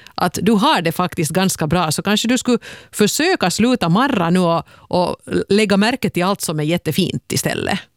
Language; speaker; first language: Swedish; native; Swedish